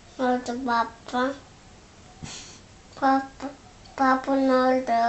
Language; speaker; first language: Turkish; early bilingual, heritage; Turkish